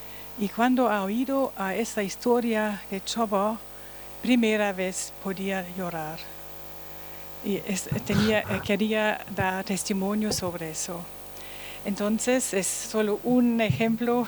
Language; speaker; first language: Spanish; non-native, learner; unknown